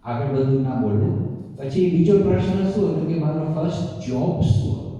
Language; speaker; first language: Gujarati; early bilingual, heritage; Gujarati